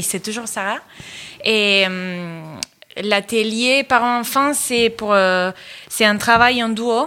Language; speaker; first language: French; non-native, fluent; Spanish